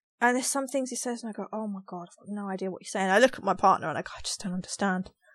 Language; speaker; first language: English; native; English